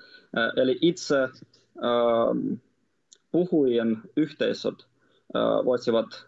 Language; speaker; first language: Finnish; non-native, fluent; Russian